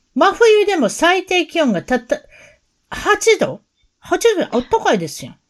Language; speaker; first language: Japanese; native; Japanese